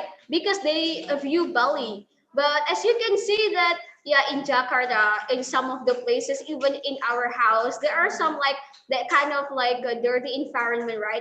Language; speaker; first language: English; non-native, local second language; Indonesian